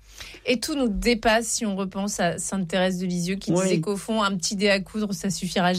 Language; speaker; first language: French; native; French